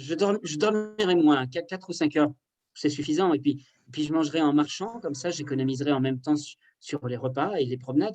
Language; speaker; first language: French; native; French